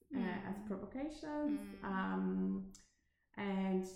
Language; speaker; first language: English; non-native, fluent; Spanish